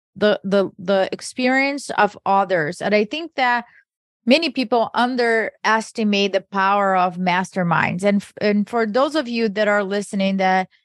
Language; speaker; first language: English; early bilingual, other home language; Portuguese